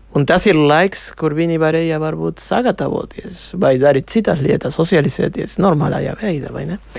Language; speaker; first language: Latvian; non-native, local second language; Russian